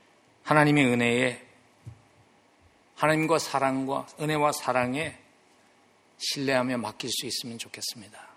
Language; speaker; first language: Korean; native; Korean